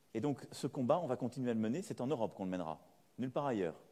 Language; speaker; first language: French; native; French